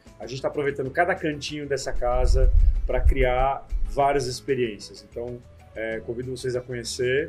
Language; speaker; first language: Portuguese; native; Portuguese